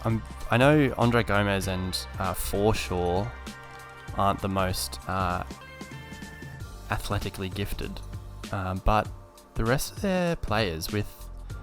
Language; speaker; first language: English; native; English